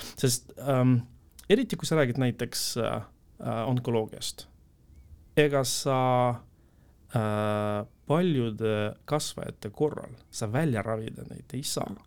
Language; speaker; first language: Estonian; non-native, local second language; Russian